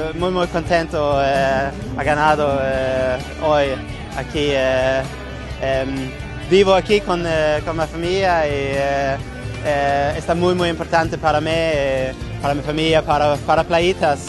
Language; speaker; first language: Spanish; non-native, learner; Danish